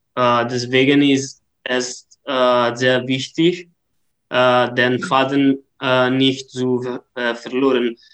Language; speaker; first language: German; non-native, learner; Italian